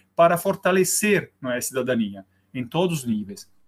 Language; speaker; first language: Portuguese; non-native, fluent; Italian